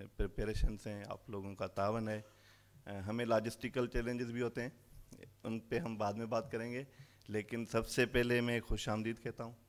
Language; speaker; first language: Urdu; non-native, local second language; Sindhi